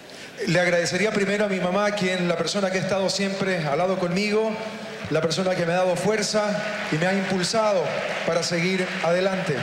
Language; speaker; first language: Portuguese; non-native, learner; Spanish